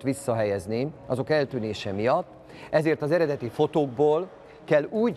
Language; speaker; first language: Hungarian; native; Hungarian